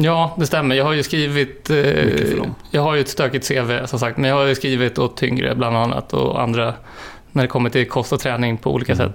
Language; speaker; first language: Swedish; native; Swedish